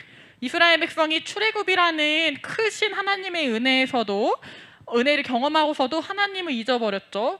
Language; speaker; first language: Korean; native; Korean